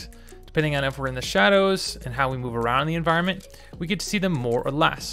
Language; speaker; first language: English; native; English